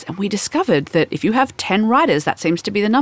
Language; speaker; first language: English; native; English